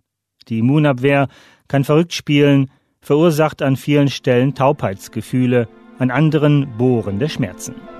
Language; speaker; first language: German; native; German